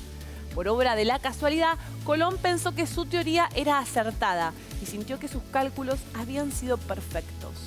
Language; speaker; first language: Spanish; native; Spanish